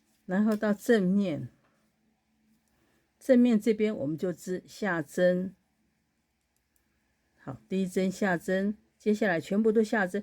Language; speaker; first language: Chinese; native; Chinese